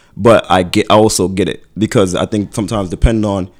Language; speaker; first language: English; native; English